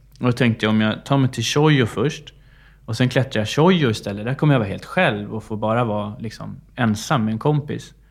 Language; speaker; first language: Swedish; native; Swedish